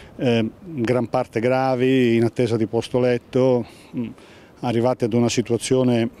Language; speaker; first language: Italian; native; Italian